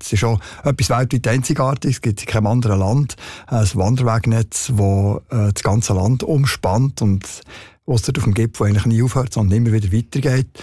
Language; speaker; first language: German; native; German